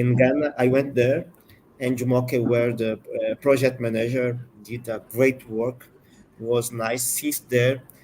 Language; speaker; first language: English; non-native, learner; Portuguese